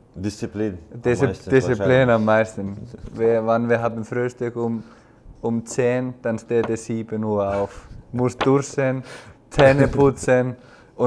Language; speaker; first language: German; non-native, fluent; Icelandic